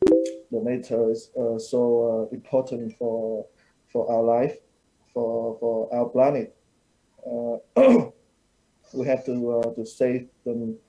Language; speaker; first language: English; non-native, learner; Vietnamese